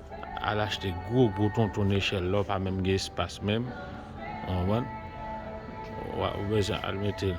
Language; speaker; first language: French; non-native, learner; Haitian Creole